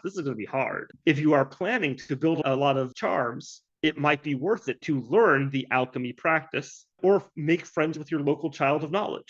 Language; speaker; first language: English; native; English